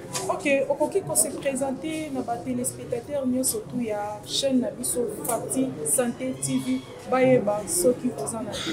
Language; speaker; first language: French; non-native, local second language; Lingala